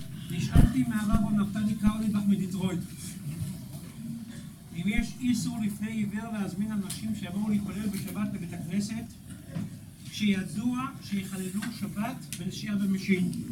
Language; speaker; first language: Hebrew; native; Hebrew